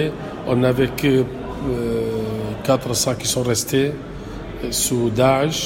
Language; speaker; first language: French; non-native, local second language; Arabic